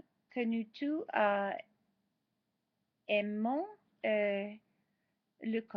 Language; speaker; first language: French; non-native, fluent; English